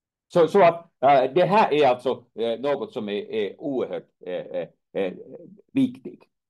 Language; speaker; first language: Swedish; non-native, fluent; Finnish